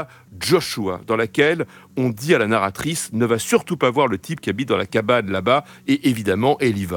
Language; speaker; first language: French; native; French